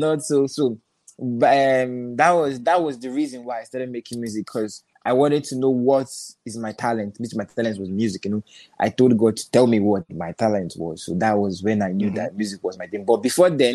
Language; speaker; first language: English; non-native, local second language; Igbo